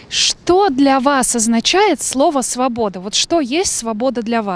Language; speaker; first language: Russian; native; Russian